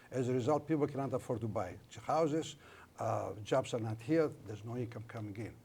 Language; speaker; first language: English; non-native, fluent; Greek